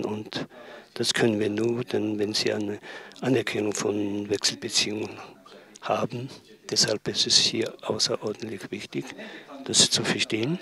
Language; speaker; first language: German; non-native, learner; Tibetan